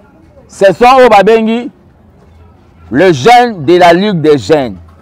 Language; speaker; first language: French; non-native, local second language; Lingala